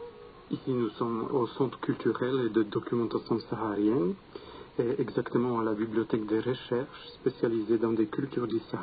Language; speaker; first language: French; non-native, fluent; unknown